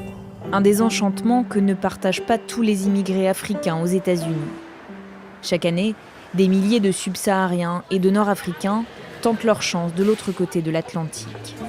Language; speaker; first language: French; native; French